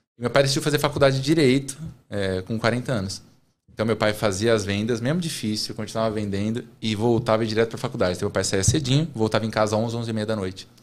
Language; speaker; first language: Portuguese; native; Portuguese